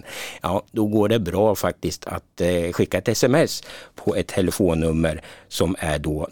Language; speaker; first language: Swedish; native; Swedish